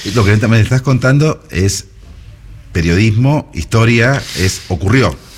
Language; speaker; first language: Spanish; native; Spanish